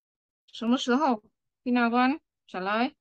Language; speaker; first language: Chinese; non-native, fluent; Vietnamese